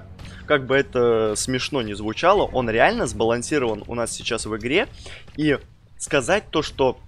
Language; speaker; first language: Russian; native; Russian